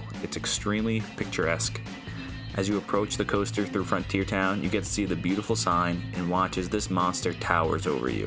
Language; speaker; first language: English; native; English